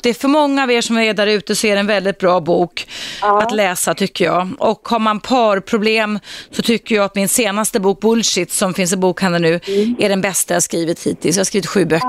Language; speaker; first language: Swedish; native; Swedish